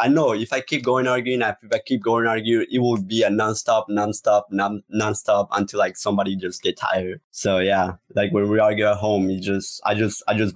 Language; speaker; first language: English; non-native, fluent; Spanish